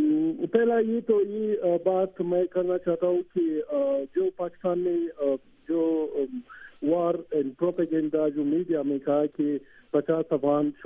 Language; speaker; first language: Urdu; non-native, learner; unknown